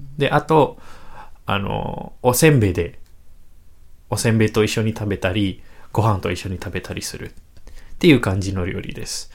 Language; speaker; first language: Japanese; non-native, fluent; Indonesian